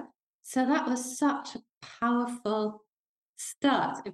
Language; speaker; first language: English; non-native, fluent; Danish